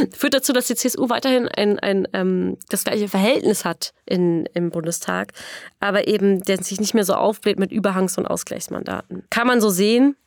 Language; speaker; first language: German; native; German